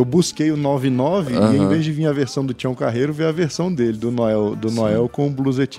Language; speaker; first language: Portuguese; native; Portuguese